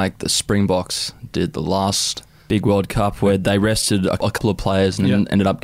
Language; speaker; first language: English; native; English